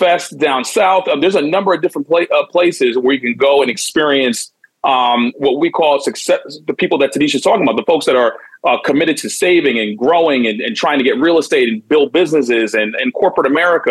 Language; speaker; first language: English; native; English